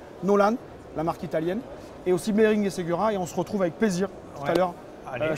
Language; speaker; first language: French; native; French